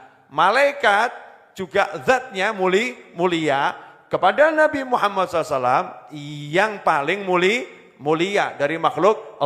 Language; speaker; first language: Indonesian; native; Indonesian